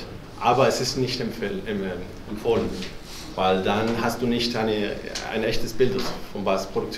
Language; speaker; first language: German; non-native, fluent; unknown